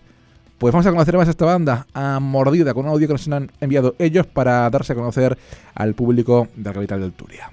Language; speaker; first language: Spanish; native; Spanish